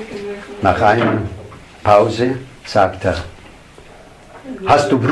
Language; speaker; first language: German; non-native, fluent; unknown